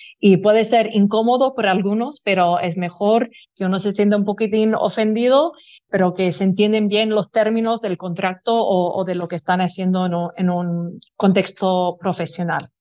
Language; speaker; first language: Spanish; early bilingual, heritage; Spanish